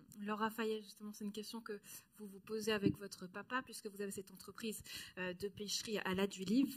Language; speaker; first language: French; native; French